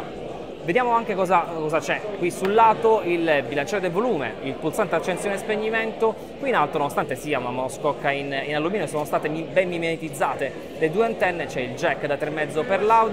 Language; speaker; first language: Italian; native; Italian